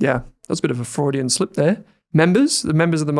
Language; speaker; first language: English; native; English